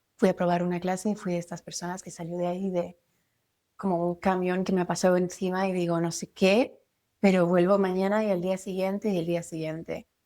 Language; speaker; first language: Spanish; non-native, fluent; French